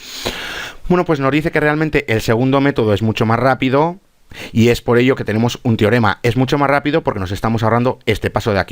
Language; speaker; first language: Spanish; native; Spanish